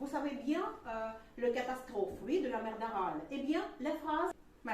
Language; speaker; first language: French; non-native, fluent; Russian